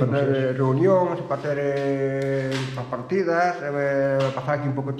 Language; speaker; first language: Spanish; non-native, local second language; Galician